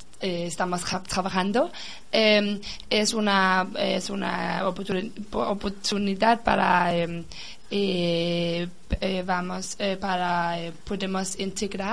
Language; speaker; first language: Spanish; non-native, learner; Danish